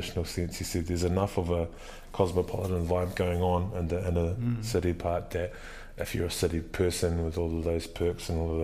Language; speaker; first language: English; native; English